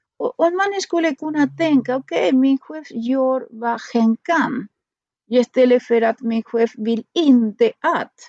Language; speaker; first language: Swedish; non-native, fluent; Spanish